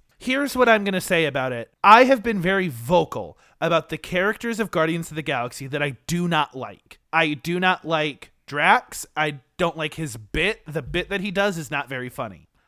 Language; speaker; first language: English; native; English